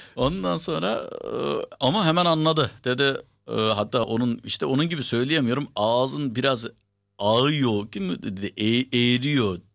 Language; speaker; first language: Turkish; native; Turkish